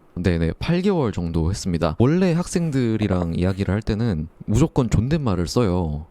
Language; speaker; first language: Korean; native; Korean